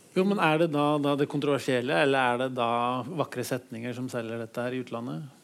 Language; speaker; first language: Norwegian; native; Norwegian